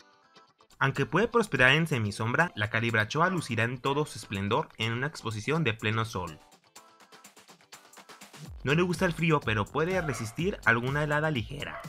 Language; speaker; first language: Spanish; native; Spanish